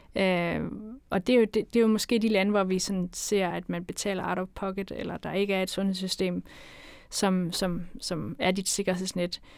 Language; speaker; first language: Danish; native; Danish